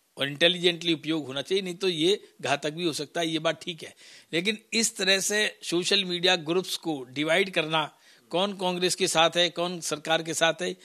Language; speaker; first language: Hindi; native; Hindi